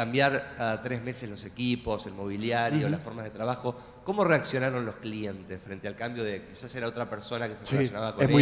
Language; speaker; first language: Spanish; native; Spanish